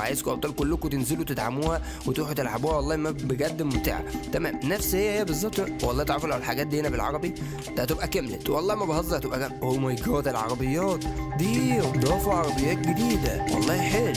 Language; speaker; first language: Arabic; native; Arabic